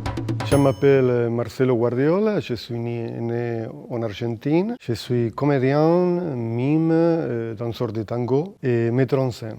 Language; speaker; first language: French; non-native, fluent; Spanish